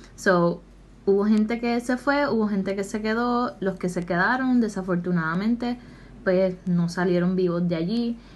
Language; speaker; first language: Spanish; native; Spanish